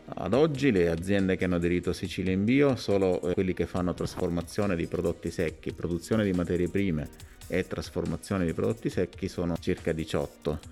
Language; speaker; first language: Italian; native; Italian